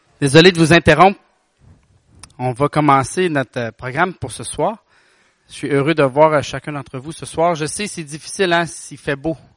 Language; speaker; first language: French; native; French